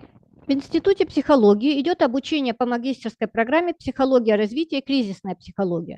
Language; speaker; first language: Russian; native; Russian